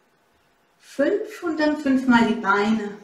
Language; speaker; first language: German; native; German